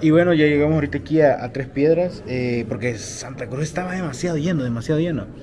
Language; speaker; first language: Spanish; native; Spanish